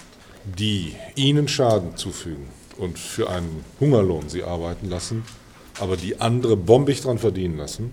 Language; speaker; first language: German; native; German